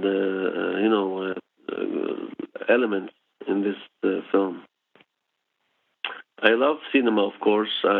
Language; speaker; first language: English; non-native, fluent; Hebrew